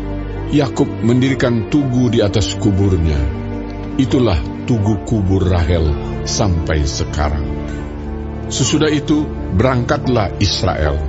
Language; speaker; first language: Indonesian; native; Indonesian